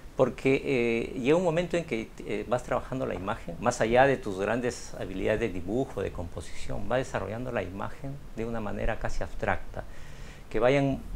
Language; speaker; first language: Spanish; native; Spanish